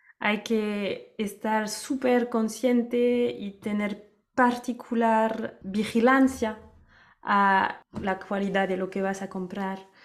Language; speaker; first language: Spanish; non-native, fluent; French